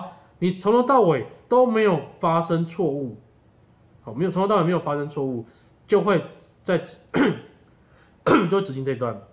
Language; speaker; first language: Chinese; native; Chinese